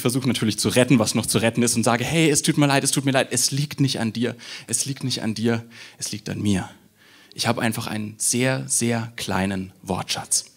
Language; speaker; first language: German; native; German